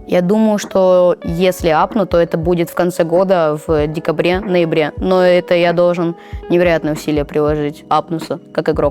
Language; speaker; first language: Russian; native; Russian